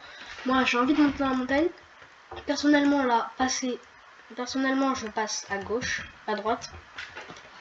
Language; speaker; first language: French; native; French